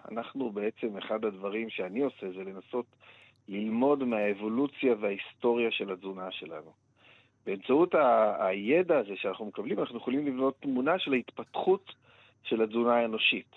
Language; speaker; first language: Hebrew; native; Hebrew